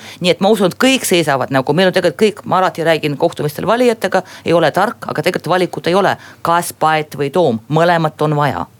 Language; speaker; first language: Estonian; non-native, local second language; Russian